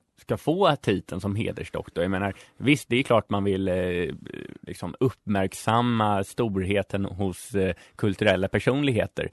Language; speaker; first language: Swedish; native; Swedish